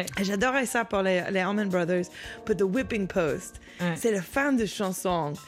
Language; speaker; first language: French; non-native, learner; English